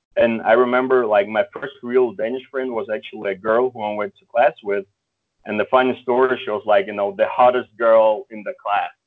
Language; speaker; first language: English; early bilingual, other home language; Russian